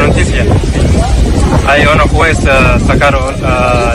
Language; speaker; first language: Spanish; non-native, learner; Arabic